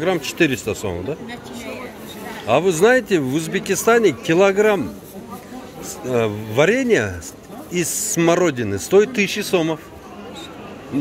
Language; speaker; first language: Russian; non-native, local second language; Kyrgyz